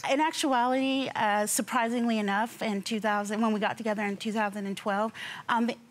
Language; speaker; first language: English; native; English